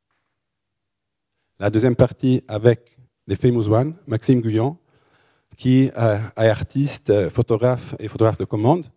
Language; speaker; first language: French; native; French